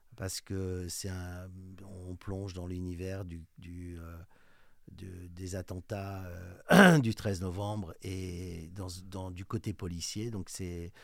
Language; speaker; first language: French; native; French